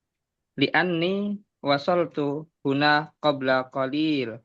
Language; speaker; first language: Arabic; non-native, learner; Indonesian